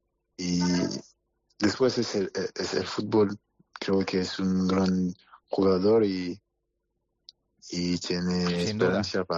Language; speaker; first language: Spanish; non-native, learner; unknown